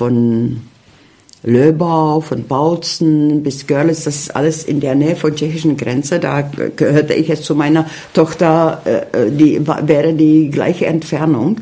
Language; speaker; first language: German; early bilingual, heritage; Czech